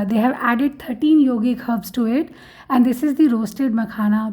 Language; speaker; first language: English; non-native, local second language; Hindi